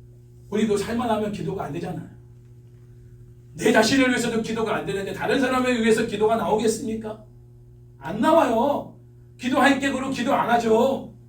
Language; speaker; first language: Korean; native; Korean